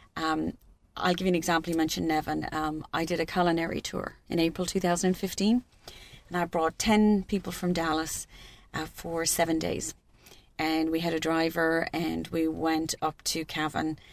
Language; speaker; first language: English; native; English